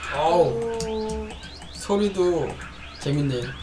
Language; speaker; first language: Korean; native; Korean